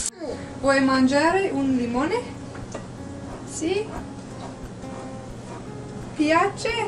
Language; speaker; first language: Italian; non-native, learner; English